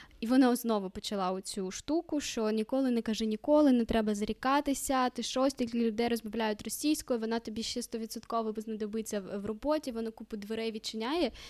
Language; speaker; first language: Ukrainian; non-native, local second language; Russian